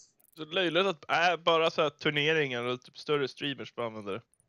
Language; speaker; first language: Swedish; native; Swedish